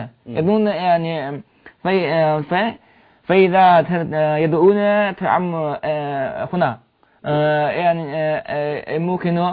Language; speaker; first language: Arabic; non-native, learner; Chinese